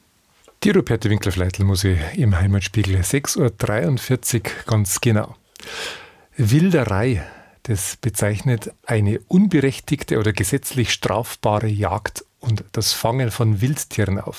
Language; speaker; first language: German; native; German